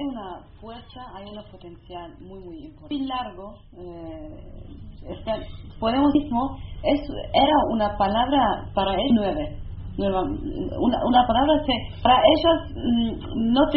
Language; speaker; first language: Spanish; non-native, learner; Kurdish